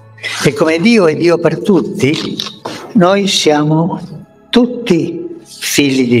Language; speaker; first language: Italian; non-native, fluent; Spanish